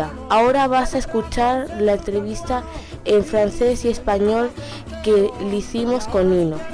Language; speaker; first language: Spanish; non-native, learner; French